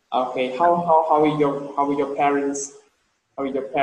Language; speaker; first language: English; non-native, learner; Vietnamese